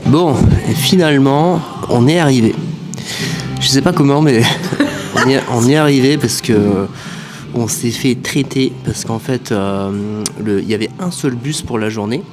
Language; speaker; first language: French; native; French